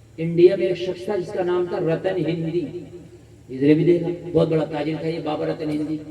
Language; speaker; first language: Urdu; native; Urdu